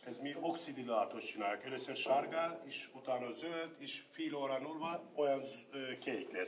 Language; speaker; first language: Hungarian; non-native, learner; Turkish